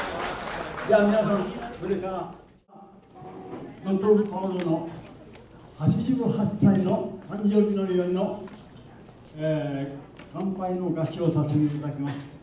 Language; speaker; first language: Japanese; early bilingual, heritage; Portuguese